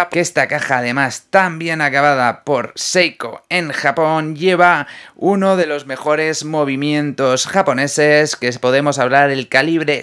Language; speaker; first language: Spanish; native; Spanish